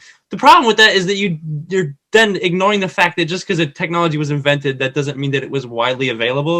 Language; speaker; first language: English; native; English